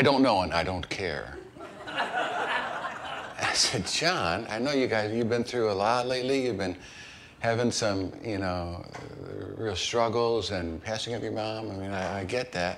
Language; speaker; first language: English; native; English